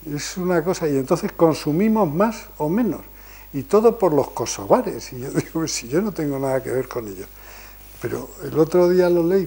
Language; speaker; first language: Spanish; native; Spanish